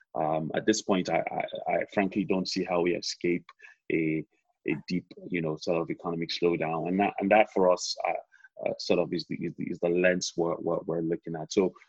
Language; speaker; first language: English; non-native, local second language; Yoruba